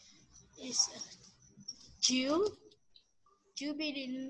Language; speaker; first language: English; non-native, learner; Vietnamese